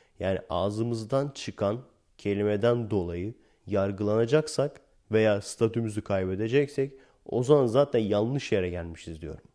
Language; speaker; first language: Turkish; native; Turkish